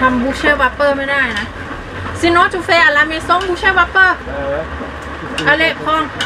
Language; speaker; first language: French; non-native, learner; Thai